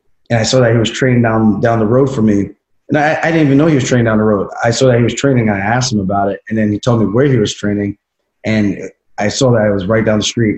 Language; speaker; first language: English; native; English